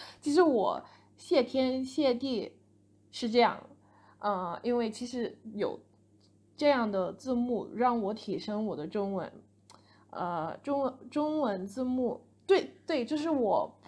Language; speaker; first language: Chinese; non-native, fluent; English